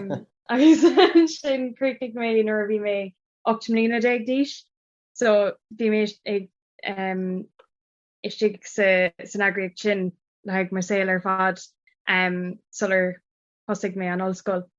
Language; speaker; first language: Irish; non-native, local second language; English